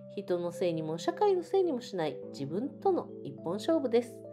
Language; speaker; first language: Japanese; native; Japanese